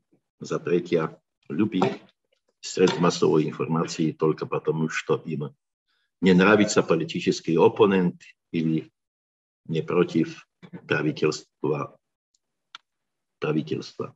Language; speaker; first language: Russian; non-native, learner; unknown